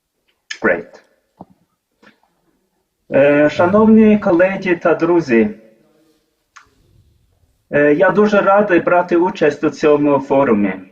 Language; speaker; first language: Ukrainian; non-native, learner; Norwegian